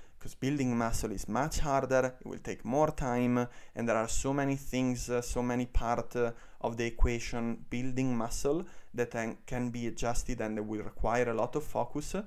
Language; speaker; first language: English; non-native, fluent; Italian